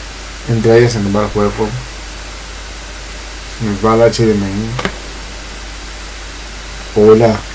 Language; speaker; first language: Spanish; native; Spanish